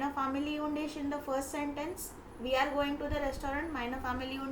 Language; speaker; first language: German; non-native, fluent; Hindi